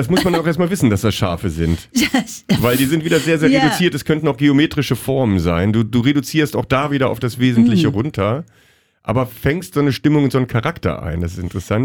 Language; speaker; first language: German; native; German